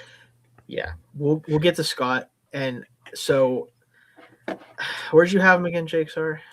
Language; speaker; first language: English; native; English